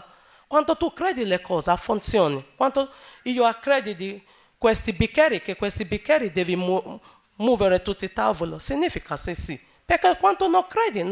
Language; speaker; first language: Italian; non-native, learner; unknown